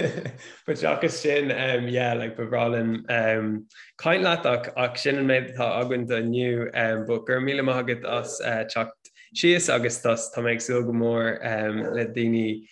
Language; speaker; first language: Irish; non-native, local second language; English